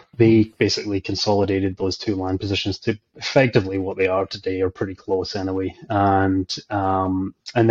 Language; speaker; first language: English; native; English